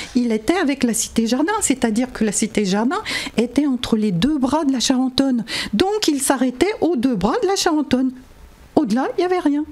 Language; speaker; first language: French; native; French